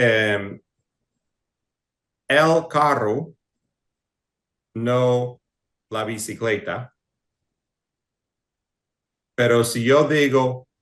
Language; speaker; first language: Spanish; non-native, fluent; English